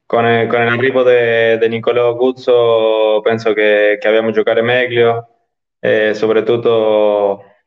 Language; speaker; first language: Italian; non-native, learner; Spanish